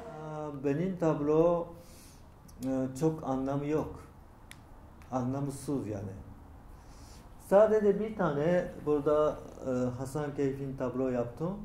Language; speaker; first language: Turkish; non-native, learner; Japanese